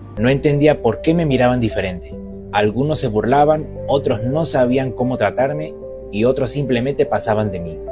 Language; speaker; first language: Spanish; native; Spanish